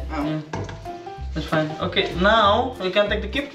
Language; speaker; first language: English; non-native, learner; Indonesian